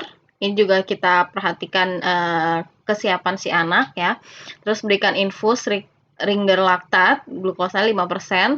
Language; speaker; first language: Indonesian; native; Indonesian